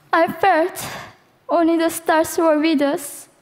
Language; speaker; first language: English; non-native, fluent; Korean